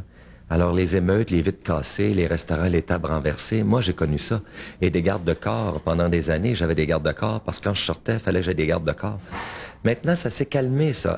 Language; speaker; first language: French; native; French